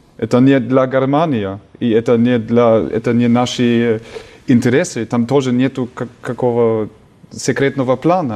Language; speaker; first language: Russian; non-native, fluent; German